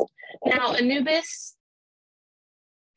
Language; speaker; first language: English; native; English